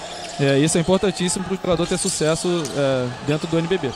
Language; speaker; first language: Portuguese; native; Portuguese